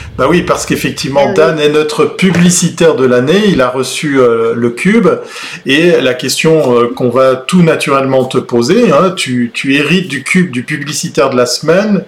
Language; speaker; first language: French; native; French